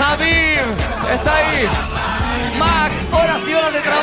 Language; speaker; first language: Spanish; native; Spanish